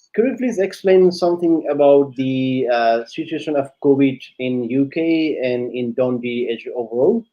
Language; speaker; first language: English; non-native, local second language; Nepali